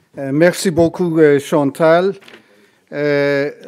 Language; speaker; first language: French; non-native, fluent; English